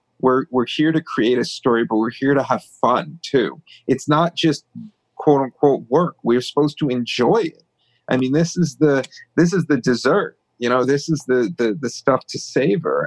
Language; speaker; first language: English; native; English